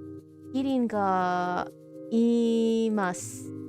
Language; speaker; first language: Japanese; non-native, learner; English